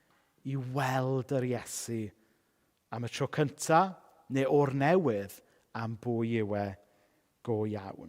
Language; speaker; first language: Welsh; native; Welsh